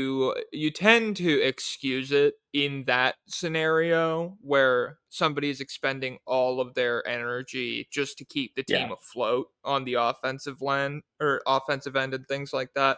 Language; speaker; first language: English; native; English